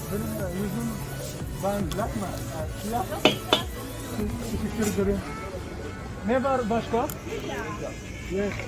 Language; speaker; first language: Turkish; non-native, learner; Arabic